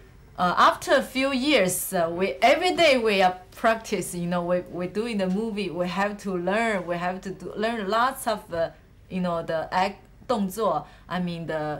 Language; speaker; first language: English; non-native, learner; Chinese